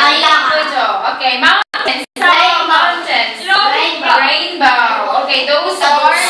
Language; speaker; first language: English; non-native, fluent; Korean